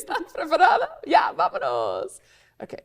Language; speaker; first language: Spanish; non-native, fluent; English